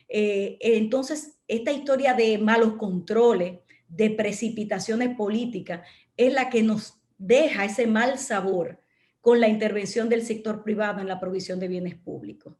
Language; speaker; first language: Spanish; native; Spanish